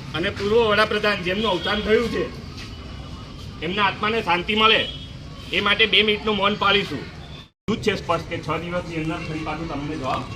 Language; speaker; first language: Gujarati; native; Gujarati